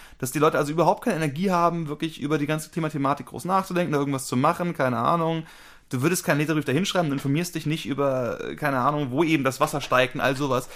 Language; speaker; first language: German; native; German